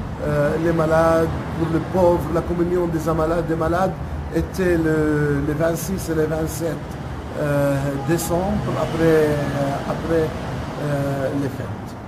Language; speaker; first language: French; non-native, local second language; Arabic